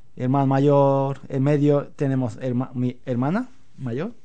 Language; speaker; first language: Spanish; non-native, learner; Japanese